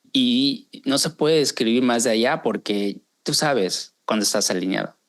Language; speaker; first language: Spanish; early bilingual, heritage; Spanish